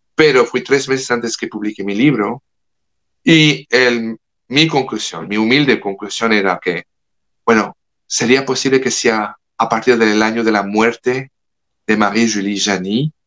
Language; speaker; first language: Spanish; non-native, fluent; French